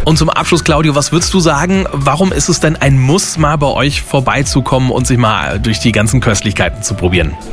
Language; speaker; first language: German; native; German